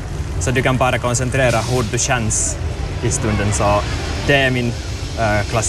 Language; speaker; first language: Swedish; non-native, local second language; Finnish